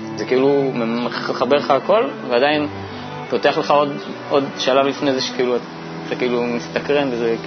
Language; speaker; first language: Hebrew; early bilingual, other home language; French